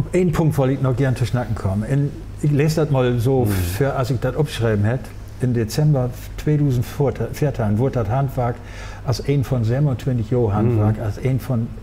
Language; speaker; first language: German; native; German